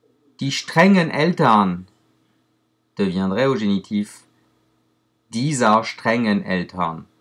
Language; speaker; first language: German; non-native, fluent; French